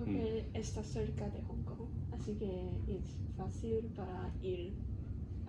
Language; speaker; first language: Spanish; non-native, learner; Cantonese